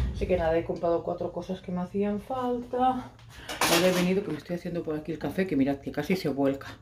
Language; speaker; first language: Spanish; early bilingual, other home language; Arabic